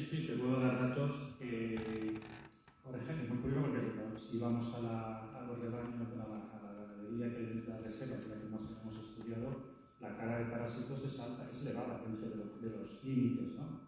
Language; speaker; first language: Spanish; native; Spanish